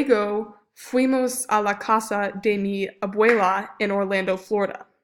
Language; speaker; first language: Spanish; non-native, learner; English